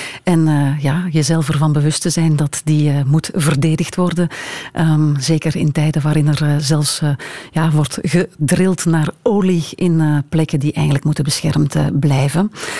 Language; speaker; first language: Dutch; native; Dutch